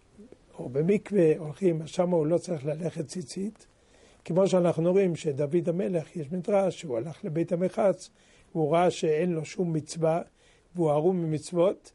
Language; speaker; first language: Hebrew; non-native, fluent; French